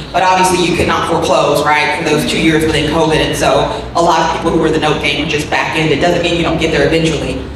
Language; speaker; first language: English; native; English